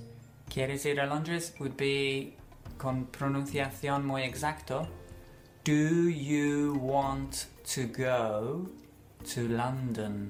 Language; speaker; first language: Spanish; non-native, fluent; English